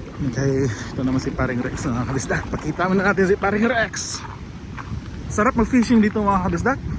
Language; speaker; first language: Filipino; non-native, local second language; Cebuano